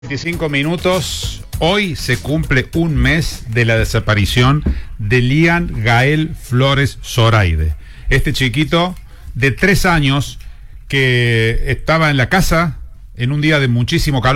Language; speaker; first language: Spanish; native; Spanish